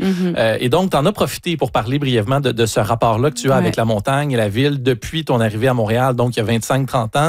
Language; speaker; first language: French; native; French